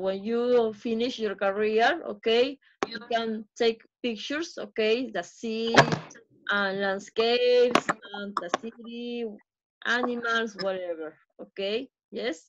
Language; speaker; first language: English; non-native, fluent; Spanish